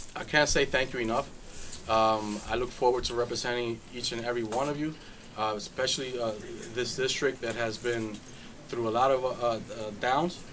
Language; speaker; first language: English; early bilingual, other home language; Spanish